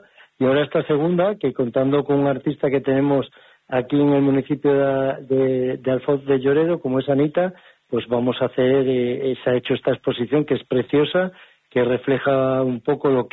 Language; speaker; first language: Spanish; native; Spanish